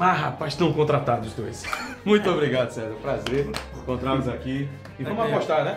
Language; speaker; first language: Portuguese; native; Portuguese